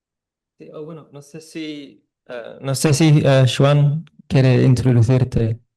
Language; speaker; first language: Spanish; non-native, fluent; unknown